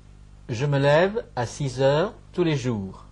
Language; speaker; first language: French; non-native, fluent; Chinese